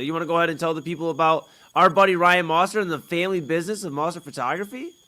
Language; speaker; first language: English; native; English